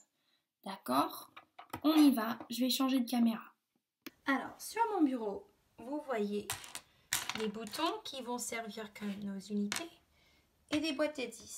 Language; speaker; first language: French; native; French